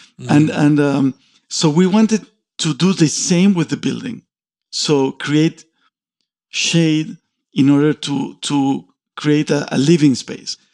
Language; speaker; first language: English; non-native, fluent; Spanish